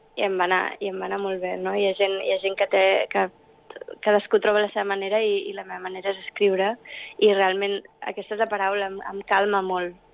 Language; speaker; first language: Catalan; early bilingual, other home language; English